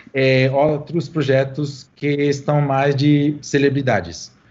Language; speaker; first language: Portuguese; non-native, fluent; French